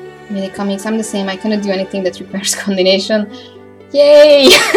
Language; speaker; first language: English; non-native, fluent; Hungarian